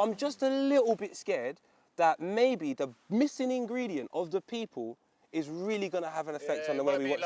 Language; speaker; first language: English; native; English